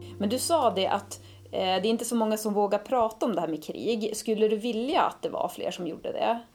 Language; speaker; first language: Swedish; native; Swedish